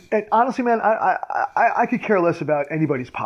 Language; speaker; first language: English; native; English